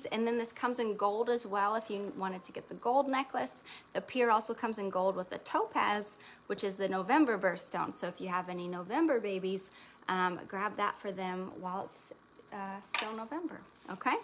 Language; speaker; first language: English; native; English